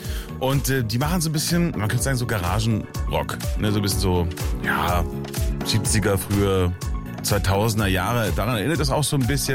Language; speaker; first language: German; native; German